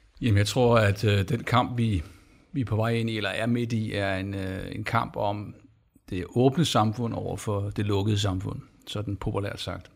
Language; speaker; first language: Danish; native; Danish